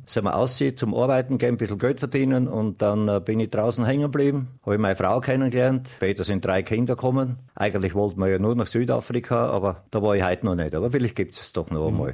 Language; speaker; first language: German; native; German